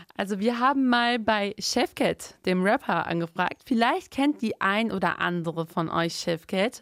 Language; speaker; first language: German; early bilingual, other home language; Turkish